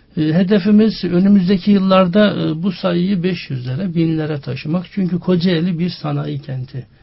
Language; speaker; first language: Turkish; native; Turkish